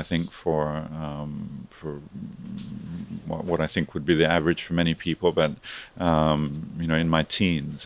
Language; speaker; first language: English; native; English